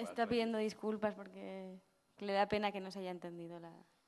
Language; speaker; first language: Spanish; native; Spanish